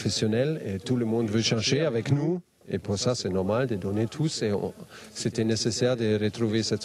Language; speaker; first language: French; non-native, fluent; German